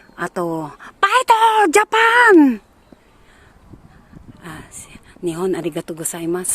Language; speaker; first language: Japanese; non-native, learner; Filipino